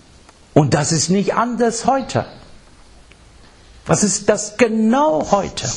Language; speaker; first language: German; non-native, fluent; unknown